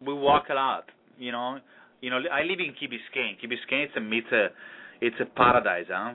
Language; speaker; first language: English; non-native, fluent; Italian